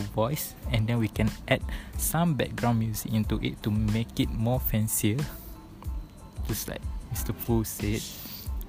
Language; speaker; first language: English; non-native, local second language; Malay